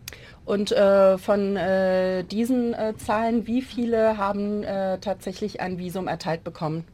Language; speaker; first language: German; non-native, local second language; Arabic